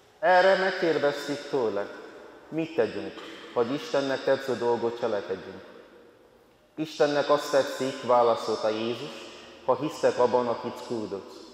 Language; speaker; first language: Hungarian; non-native, fluent; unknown